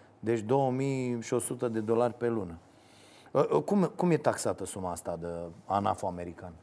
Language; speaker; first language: Romanian; native; Romanian